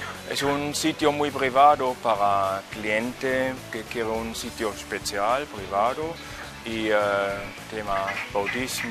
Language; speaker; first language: Spanish; non-native, fluent; German